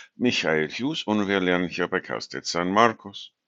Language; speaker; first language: German; non-native, fluent; English